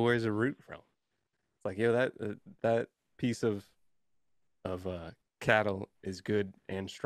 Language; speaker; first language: English; native; English